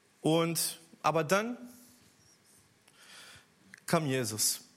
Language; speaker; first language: German; non-native, learner; Portuguese